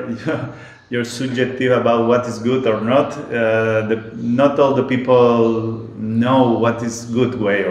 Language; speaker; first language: English; non-native, learner; Spanish